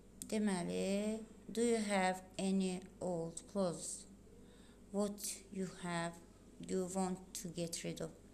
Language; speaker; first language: English; non-native, fluent; Azerbaijani